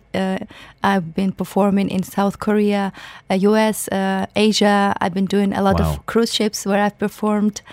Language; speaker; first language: English; non-native, fluent; Ukrainian